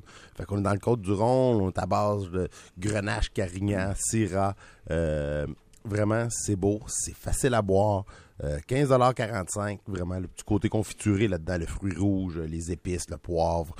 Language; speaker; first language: French; native; French